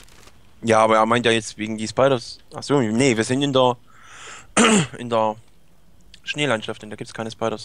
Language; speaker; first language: German; native; German